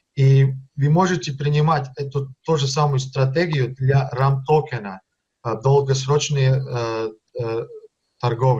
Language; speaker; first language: Russian; early bilingual, heritage; Russian